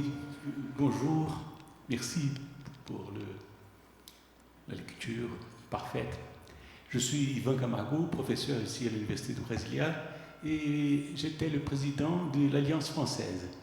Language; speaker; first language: French; non-native, fluent; Portuguese